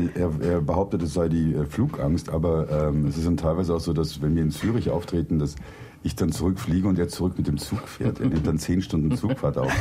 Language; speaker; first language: German; native; German